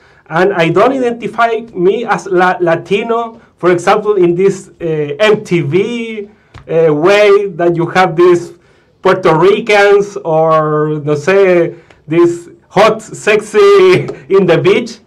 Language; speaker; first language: English; non-native, learner; Spanish